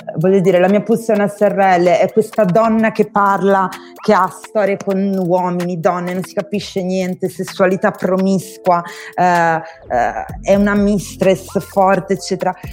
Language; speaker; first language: Italian; native; Italian